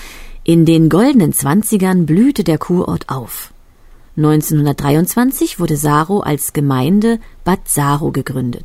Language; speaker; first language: German; native; German